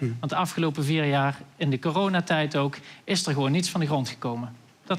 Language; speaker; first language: Dutch; native; Dutch